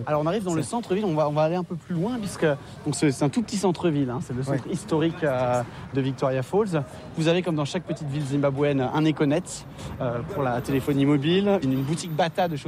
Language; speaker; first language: French; native; French